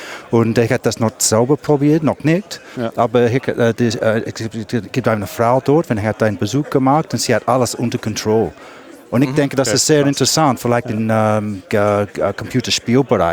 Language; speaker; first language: German; non-native, learner; English